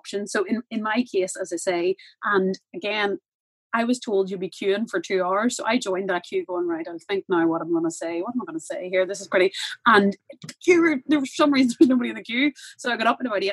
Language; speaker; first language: English; native; English